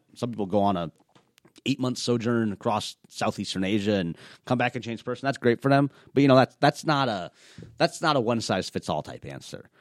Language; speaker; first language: English; native; English